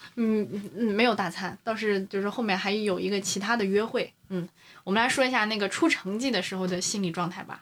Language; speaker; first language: Chinese; native; Chinese